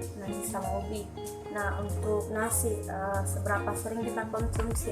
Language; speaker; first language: Indonesian; native; Indonesian